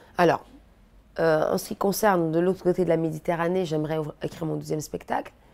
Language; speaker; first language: French; native; French